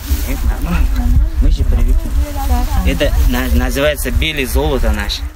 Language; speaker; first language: Russian; non-native, fluent; Uzbek